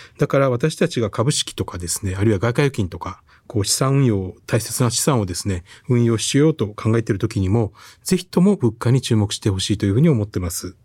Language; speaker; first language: Japanese; native; Japanese